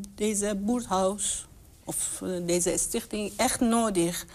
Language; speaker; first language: Dutch; non-native, learner; Persian